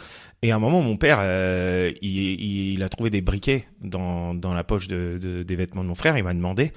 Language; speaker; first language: French; native; French